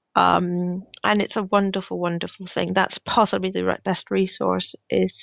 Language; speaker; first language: English; non-native, fluent; Danish